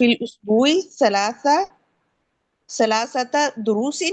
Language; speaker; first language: Arabic; non-native, learner; Urdu